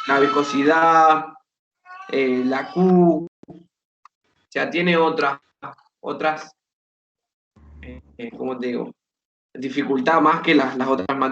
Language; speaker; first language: Spanish; native; Spanish